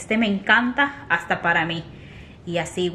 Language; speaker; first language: Spanish; native; Spanish